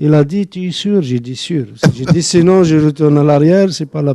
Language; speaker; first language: French; non-native, local second language; Arabic